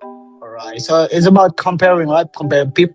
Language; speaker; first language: English; non-native, learner; Indonesian